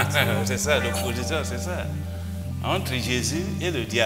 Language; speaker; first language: French; non-native, local second language; Igbo